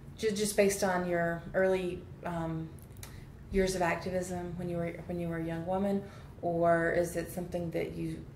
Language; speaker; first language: English; native; English